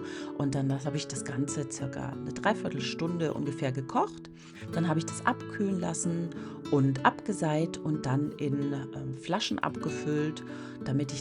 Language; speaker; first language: German; native; German